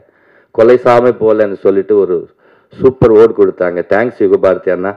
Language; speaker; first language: Tamil; non-native, learner; Telugu